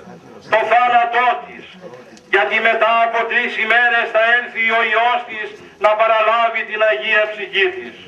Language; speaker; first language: Greek; native; Greek